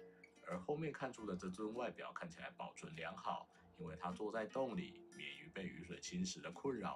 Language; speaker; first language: Chinese; native; Chinese